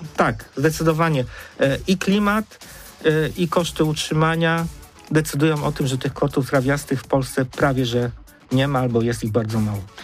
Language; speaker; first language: Polish; native; Polish